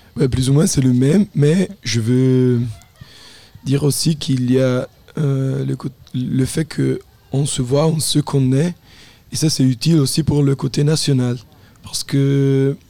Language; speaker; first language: French; non-native, local second language; Italian